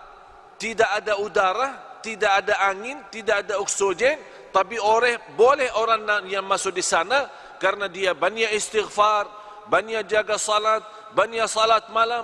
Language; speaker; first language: Indonesian; non-native, fluent; Arabic